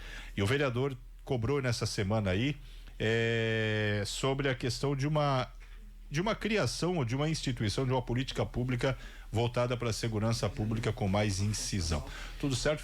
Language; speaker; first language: Portuguese; native; Portuguese